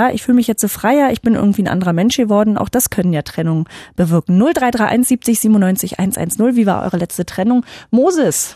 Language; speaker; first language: German; native; German